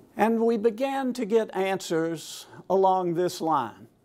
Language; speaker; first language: English; native; English